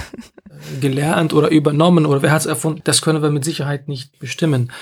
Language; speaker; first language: German; non-native, fluent; Arabic